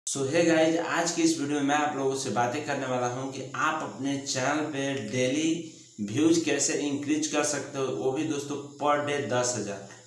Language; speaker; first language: Hindi; native; Hindi